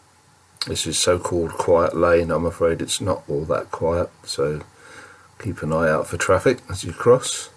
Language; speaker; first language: English; native; English